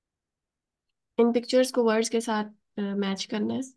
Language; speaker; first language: Urdu; native; Urdu